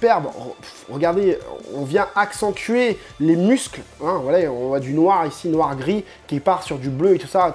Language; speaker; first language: French; native; French